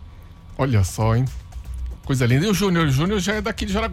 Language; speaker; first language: Portuguese; native; Portuguese